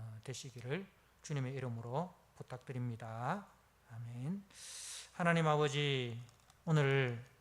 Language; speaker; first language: Korean; native; Korean